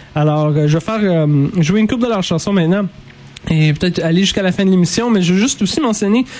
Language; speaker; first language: French; native; French